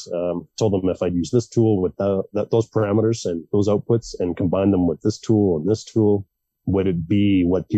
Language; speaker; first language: English; native; English